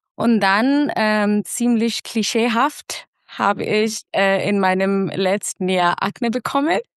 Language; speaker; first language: German; non-native, fluent; Hindi